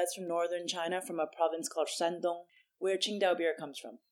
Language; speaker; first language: English; native; English